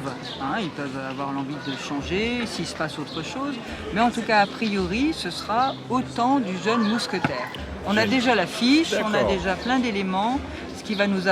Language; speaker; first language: French; native; French